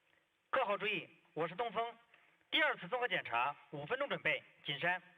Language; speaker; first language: Chinese; native; Chinese